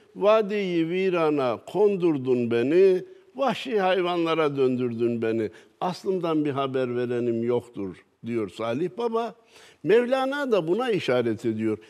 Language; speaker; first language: Turkish; native; Turkish